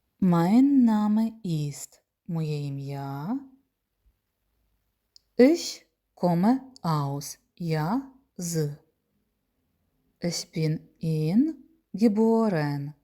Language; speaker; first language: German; non-native, fluent; Ukrainian